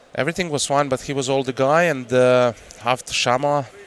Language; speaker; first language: English; non-native, fluent; Croatian